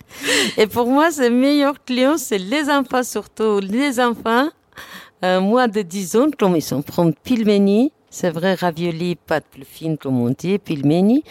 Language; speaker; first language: French; non-native, learner; Armenian